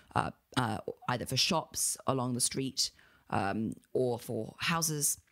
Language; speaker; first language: English; native; English